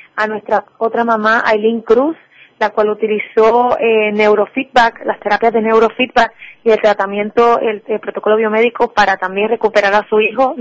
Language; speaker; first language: Spanish; native; Spanish